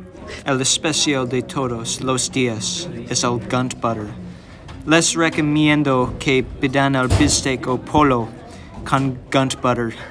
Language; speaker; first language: Spanish; non-native, learner; English